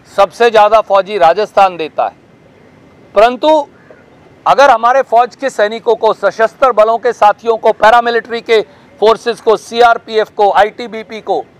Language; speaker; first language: Hindi; native; Hindi